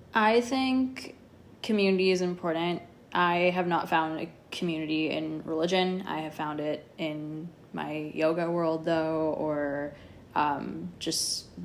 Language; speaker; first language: English; native; English